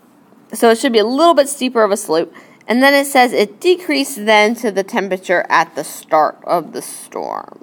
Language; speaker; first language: English; native; English